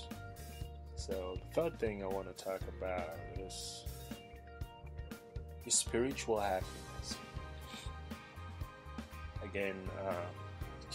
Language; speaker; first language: English; non-native, local second language; Krio